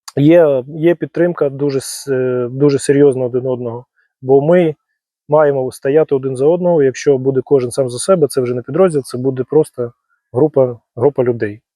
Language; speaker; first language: Ukrainian; non-native, local second language; Russian